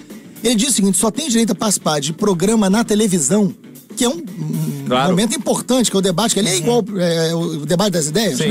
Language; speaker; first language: Portuguese; native; Portuguese